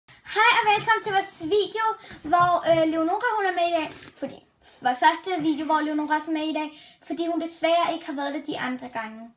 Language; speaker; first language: Danish; native; Danish